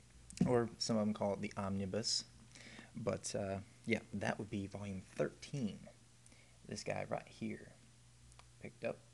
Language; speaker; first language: English; native; English